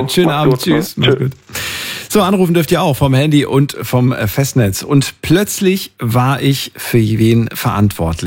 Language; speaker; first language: German; native; German